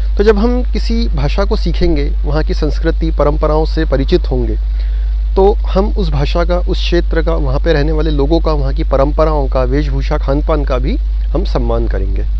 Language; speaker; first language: Hindi; native; Hindi